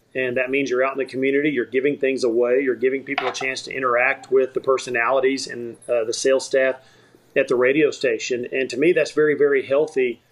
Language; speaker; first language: English; native; English